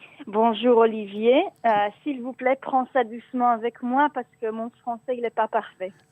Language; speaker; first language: French; non-native, learner; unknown